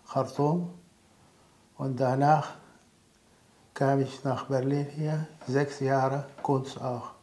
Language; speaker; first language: German; non-native, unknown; Arabic